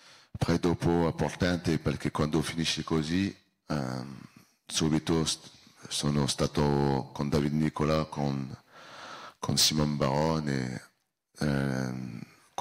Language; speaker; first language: Italian; non-native, learner; French